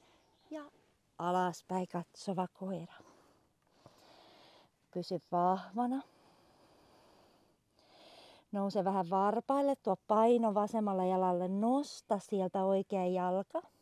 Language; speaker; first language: Finnish; native; Finnish